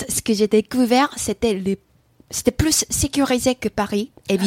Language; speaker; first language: French; non-native, fluent; Korean